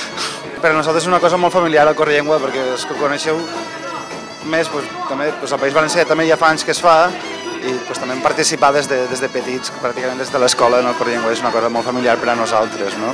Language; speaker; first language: Catalan; native; Catalan